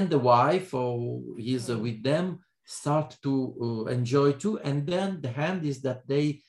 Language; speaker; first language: English; non-native, learner; Italian